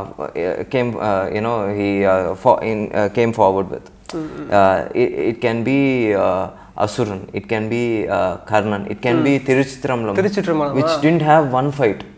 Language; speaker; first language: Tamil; non-native, local second language; Telugu